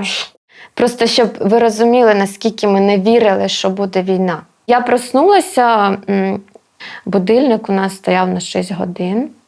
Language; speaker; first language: Ukrainian; non-native, local second language; Russian